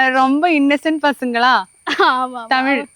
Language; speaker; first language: Tamil; non-native, learner; Malayalam